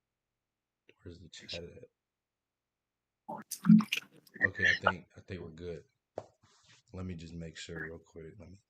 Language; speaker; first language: English; native; English